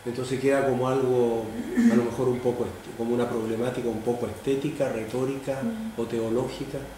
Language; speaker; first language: Spanish; native; Spanish